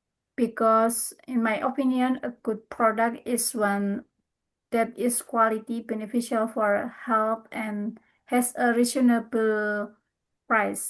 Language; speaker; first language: English; non-native, learner; Indonesian